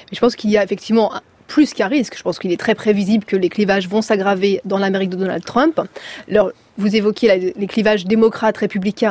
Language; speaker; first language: French; native; French